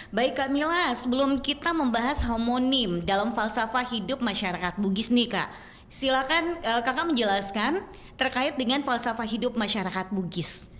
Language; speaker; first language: Indonesian; native; Indonesian